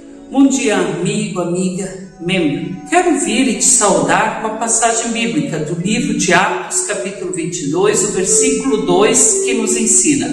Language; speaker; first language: Portuguese; native; Portuguese